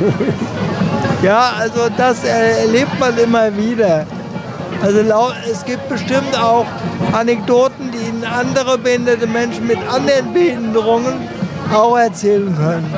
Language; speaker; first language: German; native; German